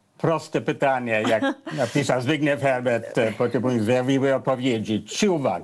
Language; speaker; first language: Polish; non-native, fluent; English